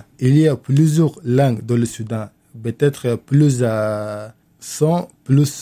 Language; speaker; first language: French; non-native, learner; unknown